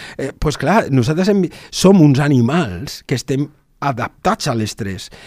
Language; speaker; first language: Catalan; non-native, local second language; Spanish